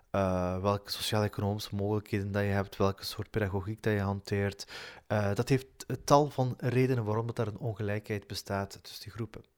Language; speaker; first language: Dutch; early bilingual, other home language; Turkish